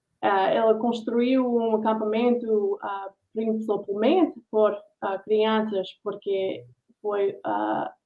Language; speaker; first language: Portuguese; non-native, learner; English